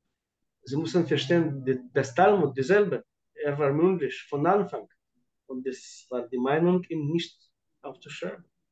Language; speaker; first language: German; non-native, fluent; Russian